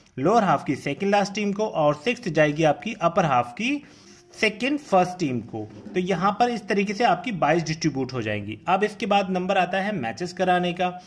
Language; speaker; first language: Hindi; native; Hindi